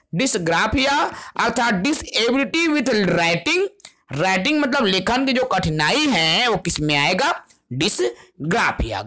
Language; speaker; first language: Hindi; non-native, local second language; Chhattisgarhi